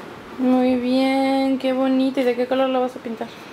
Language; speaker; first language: Spanish; native; Spanish